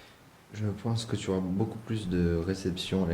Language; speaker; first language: French; native; French